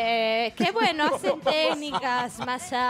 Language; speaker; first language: Spanish; native; Spanish